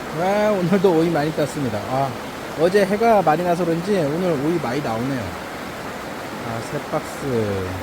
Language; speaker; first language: Korean; native; Korean